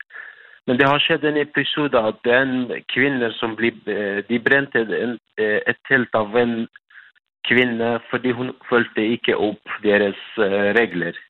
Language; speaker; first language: Norwegian; non-native, fluent; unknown